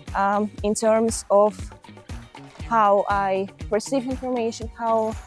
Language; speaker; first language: English; non-native, fluent; Ukrainian